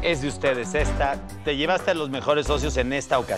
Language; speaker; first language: Spanish; native; Spanish